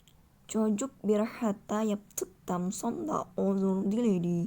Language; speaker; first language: Turkish; non-native, learner; Indonesian